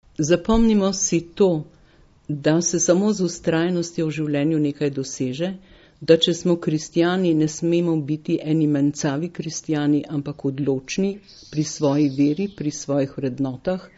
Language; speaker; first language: Slovenian; native; Slovenian